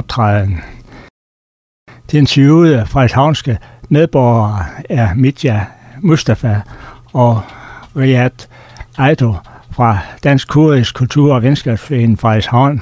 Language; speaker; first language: Danish; native; Danish